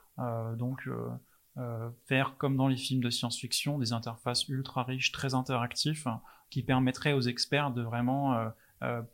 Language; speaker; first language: French; non-native, fluent; English